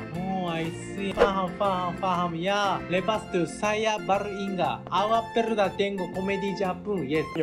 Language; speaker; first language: Malay; non-native, learner; Japanese